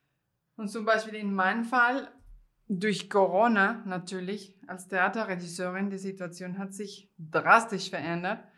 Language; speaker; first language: German; non-native, fluent; Spanish